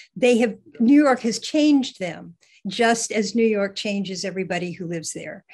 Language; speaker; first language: English; native; English